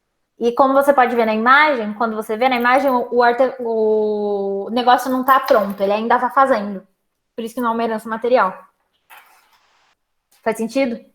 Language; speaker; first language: Portuguese; native; Portuguese